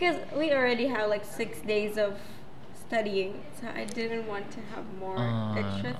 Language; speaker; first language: English; non-native, fluent; Arabic